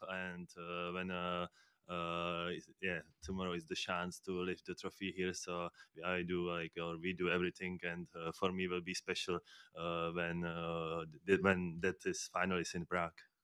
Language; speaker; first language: English; non-native, fluent; Czech